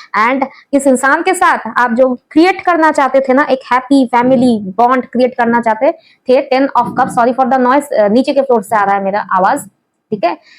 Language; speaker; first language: Hindi; non-native, local second language; Bangla